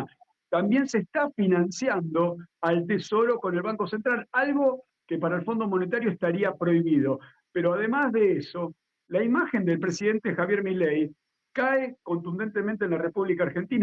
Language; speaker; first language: Spanish; native; Spanish